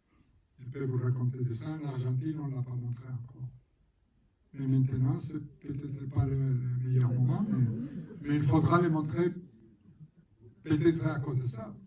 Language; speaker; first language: French; non-native, fluent; Spanish